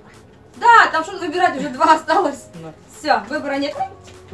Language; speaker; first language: Russian; native; Russian